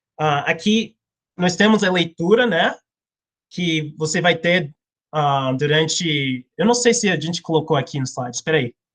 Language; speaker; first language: Portuguese; non-native, fluent; English